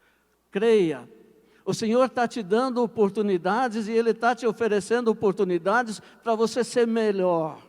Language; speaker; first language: Portuguese; native; Portuguese